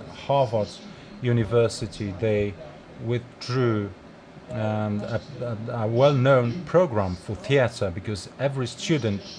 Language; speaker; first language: English; non-native, fluent; Polish